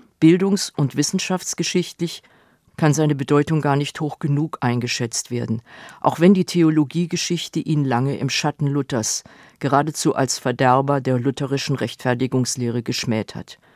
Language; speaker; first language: German; native; German